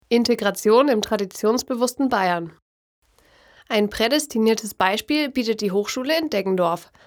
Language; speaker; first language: German; native; German